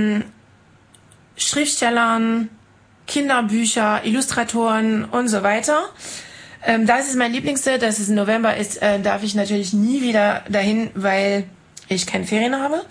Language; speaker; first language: German; non-native, fluent; French